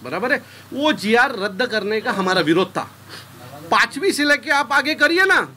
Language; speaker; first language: Hindi; non-native, local second language; Marathi